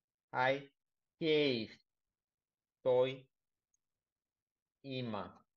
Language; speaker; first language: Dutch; non-native, fluent; Bulgarian